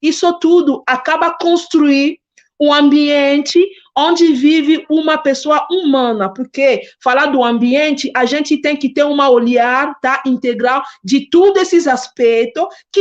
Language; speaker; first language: Portuguese; non-native, fluent; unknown